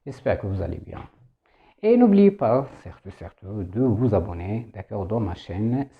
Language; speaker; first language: French; non-native, local second language; Arabic